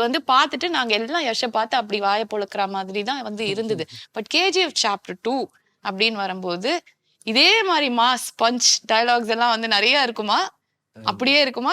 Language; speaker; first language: Tamil; native; Tamil